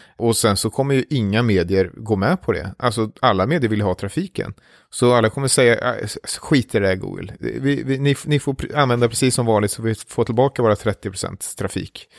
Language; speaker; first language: Swedish; native; Swedish